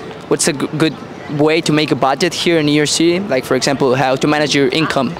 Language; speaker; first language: English; non-native, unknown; Spanish